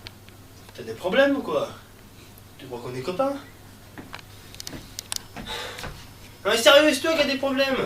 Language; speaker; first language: French; native; French